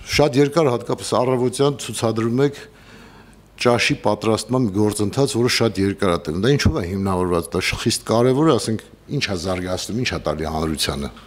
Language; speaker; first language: Armenian; native; Armenian